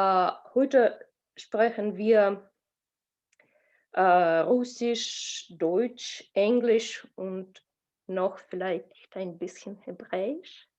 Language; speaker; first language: German; non-native, learner; Russian